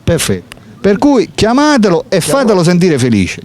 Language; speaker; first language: Italian; native; Italian